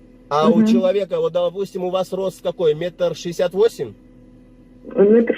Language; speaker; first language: Russian; native; Russian